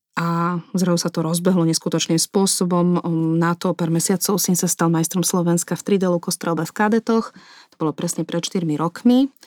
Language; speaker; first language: Slovak; native; Slovak